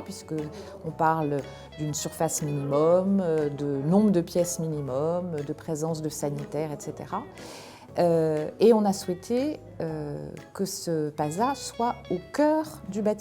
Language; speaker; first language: French; native; French